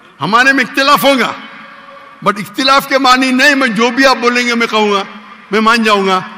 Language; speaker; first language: Urdu; non-native, local second language; Konkani